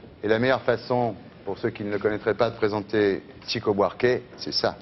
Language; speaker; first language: French; native; French